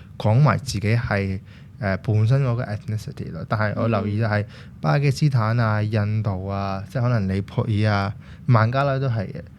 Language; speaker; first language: Cantonese; non-native, local second language; Urdu